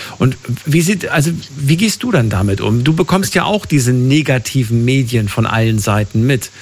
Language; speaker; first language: German; native; German